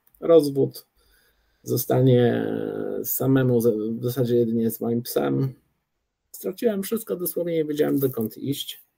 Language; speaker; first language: Polish; early bilingual, other home language; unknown